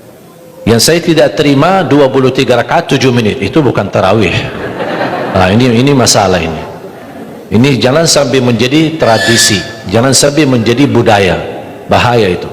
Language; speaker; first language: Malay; non-native, fluent; Arabic